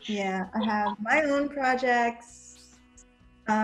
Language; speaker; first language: English; native; English